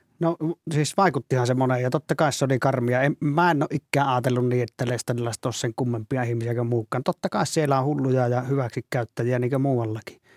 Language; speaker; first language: Finnish; native; Finnish